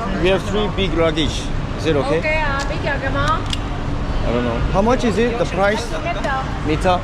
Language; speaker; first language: English; non-native, learner; Korean